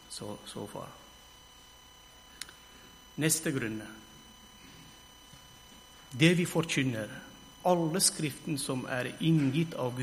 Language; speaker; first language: Norwegian; non-native, fluent; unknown